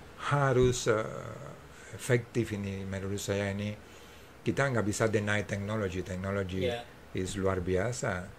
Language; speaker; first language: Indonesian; non-native, fluent; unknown